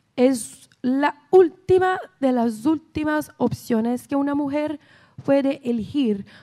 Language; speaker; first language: Spanish; non-native, learner; Portuguese